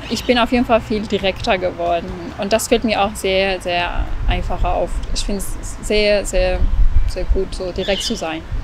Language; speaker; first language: German; non-native, fluent; Persian